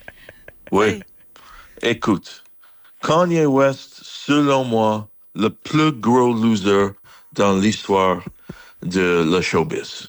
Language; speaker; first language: French; non-native, fluent; English